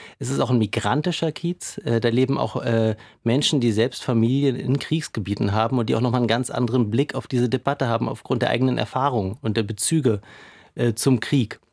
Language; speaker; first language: German; native; German